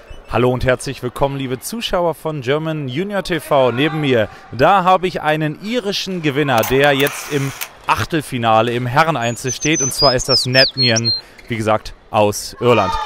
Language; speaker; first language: German; native; German